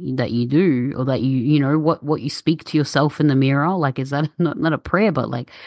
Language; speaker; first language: English; native; English